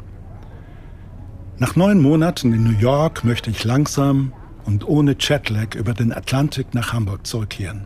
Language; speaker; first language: German; native; German